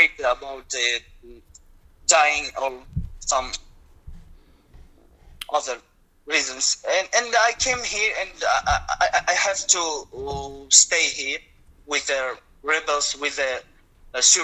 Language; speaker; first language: English; non-native, learner; Russian